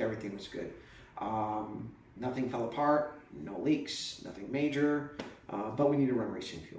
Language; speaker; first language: English; native; English